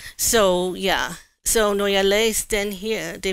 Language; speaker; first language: Swedish; non-native, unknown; English